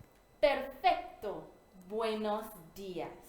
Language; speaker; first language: Spanish; non-native, fluent; English